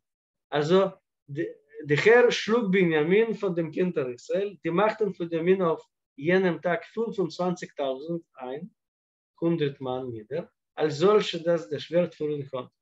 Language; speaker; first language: German; non-native, fluent; Russian